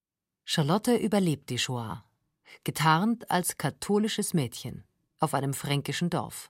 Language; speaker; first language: German; native; German